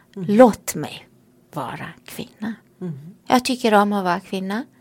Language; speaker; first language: Swedish; non-native, fluent; Romanian